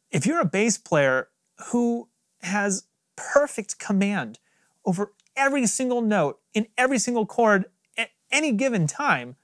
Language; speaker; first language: English; native; English